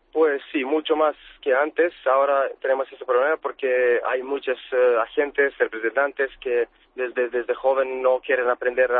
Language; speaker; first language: Spanish; non-native, fluent; Serbian